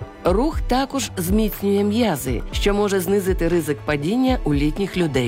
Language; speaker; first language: Ukrainian; native; Ukrainian